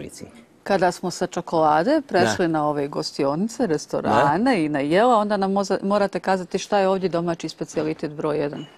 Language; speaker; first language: Serbian; native; Serbian